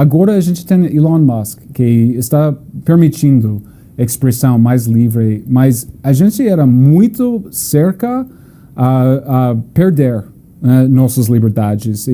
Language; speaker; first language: Portuguese; non-native, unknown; English